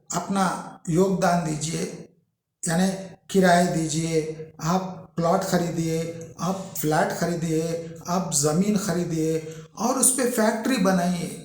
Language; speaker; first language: Hindi; non-native, local second language; Telugu